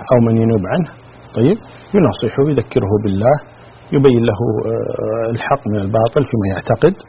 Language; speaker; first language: Arabic; native; Arabic